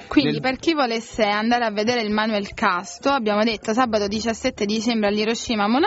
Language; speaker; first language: Italian; native; Italian